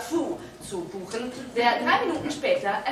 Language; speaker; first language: German; native; German